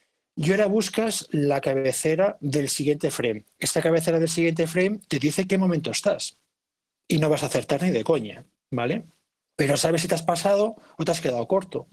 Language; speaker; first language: Spanish; native; Spanish